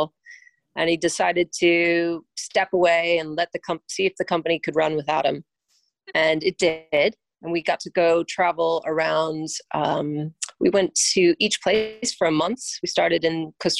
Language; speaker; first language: English; native; English